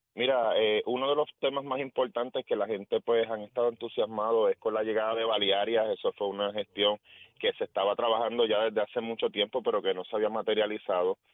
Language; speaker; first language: Spanish; native; Spanish